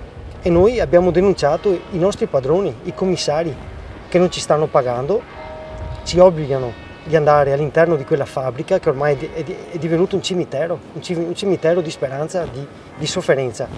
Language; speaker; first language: Italian; native; Italian